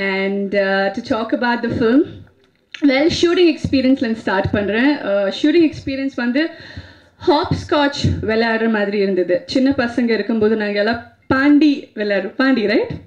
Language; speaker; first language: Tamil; non-native, fluent; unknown